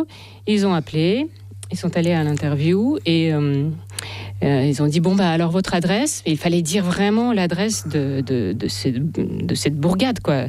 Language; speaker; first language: French; non-native, fluent; Russian